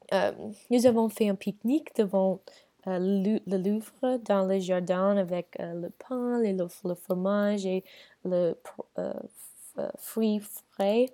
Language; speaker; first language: French; non-native, learner; English